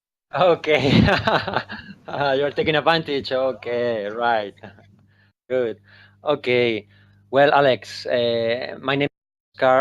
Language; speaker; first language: English; non-native, fluent; Spanish